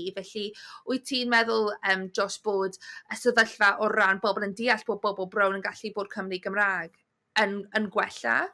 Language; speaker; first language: Welsh; native; Welsh